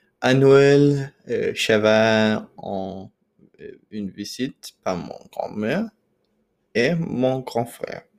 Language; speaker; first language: French; non-native, learner; Danish